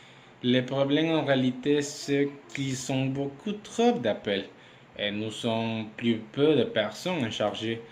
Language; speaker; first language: French; non-native, learner; Spanish